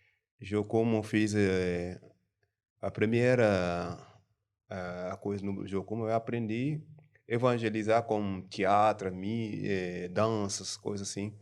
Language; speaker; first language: Portuguese; non-native, learner; French